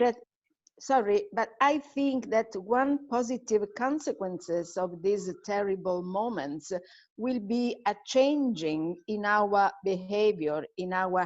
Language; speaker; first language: English; non-native, fluent; Italian